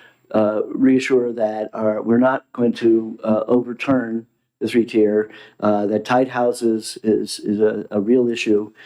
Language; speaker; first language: English; native; English